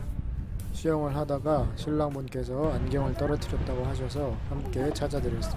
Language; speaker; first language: Korean; native; Korean